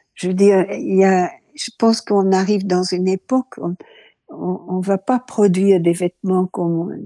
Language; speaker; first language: French; non-native, fluent; Dutch